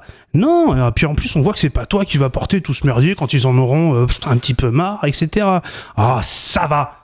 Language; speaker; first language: French; native; French